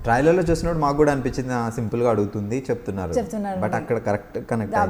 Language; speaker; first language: Telugu; native; Telugu